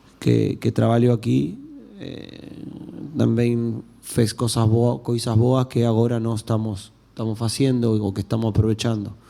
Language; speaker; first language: Portuguese; non-native, learner; Spanish